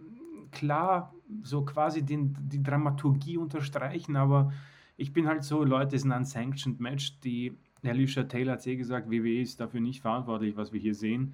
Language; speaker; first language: German; native; German